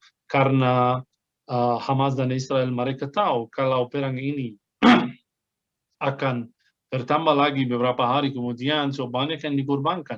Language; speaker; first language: Indonesian; non-native, fluent; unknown